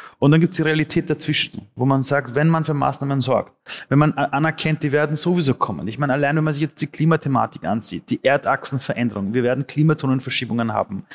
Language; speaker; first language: German; early bilingual, other home language; Persian